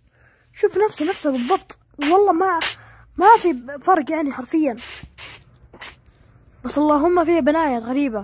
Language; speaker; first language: Arabic; native; Arabic